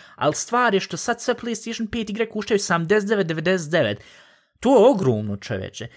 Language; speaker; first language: Bosnian; early bilingual, heritage; Bosnian